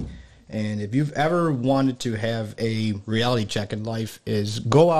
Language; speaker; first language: English; native; English